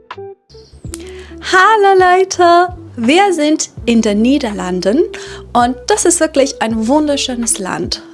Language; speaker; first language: German; non-native, fluent; Persian